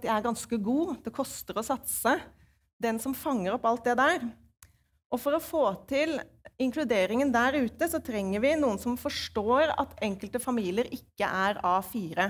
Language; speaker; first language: Norwegian; native; Norwegian